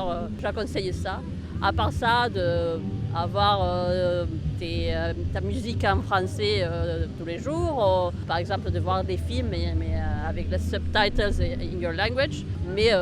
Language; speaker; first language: French; early bilingual, heritage; Spanish